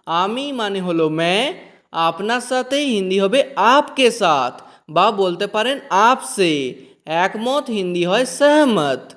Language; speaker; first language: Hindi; non-native, fluent; Bangla